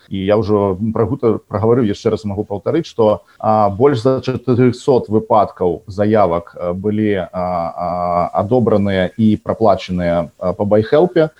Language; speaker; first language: Belarusian; non-native, local second language; Russian